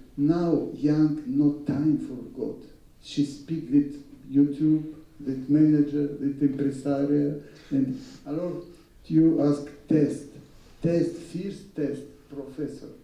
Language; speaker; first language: English; non-native, learner; Russian